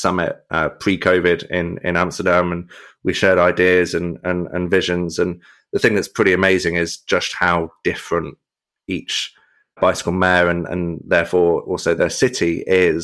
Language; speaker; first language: English; native; English